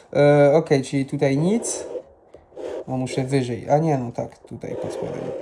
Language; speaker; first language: Polish; non-native, fluent; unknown